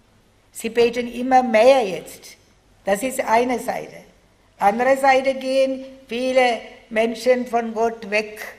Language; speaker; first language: German; non-native, fluent; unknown